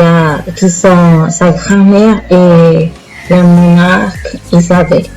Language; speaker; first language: French; non-native, learner; Spanish